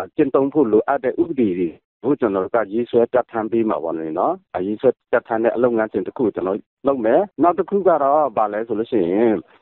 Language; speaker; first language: Burmese; non-native, local second language; Western Kayah